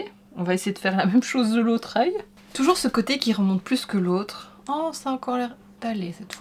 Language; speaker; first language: French; native; French